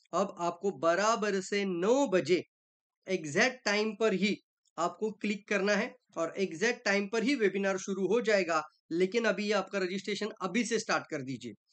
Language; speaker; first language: Hindi; non-native, local second language; Marathi